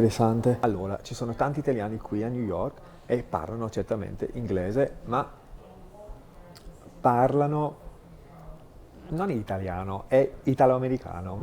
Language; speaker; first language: Italian; non-native, fluent; English